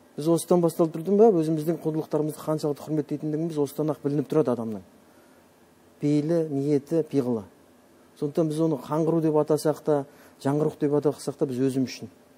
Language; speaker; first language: Kazakh; native; Kazakh